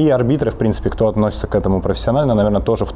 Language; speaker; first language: Russian; native; Russian